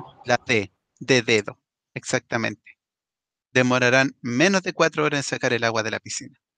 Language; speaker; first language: Spanish; native; Spanish